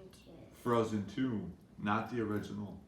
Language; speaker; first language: English; native; English